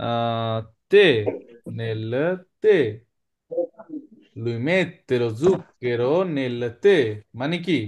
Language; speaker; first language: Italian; non-native, fluent; Bangla